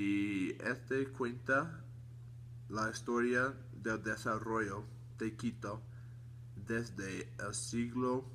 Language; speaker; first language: Spanish; non-native, learner; English